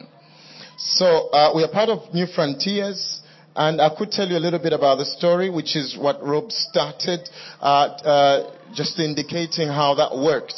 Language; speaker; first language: English; non-native, local second language; Bemba